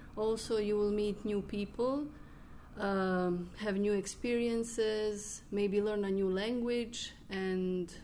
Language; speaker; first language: English; non-native, fluent; Croatian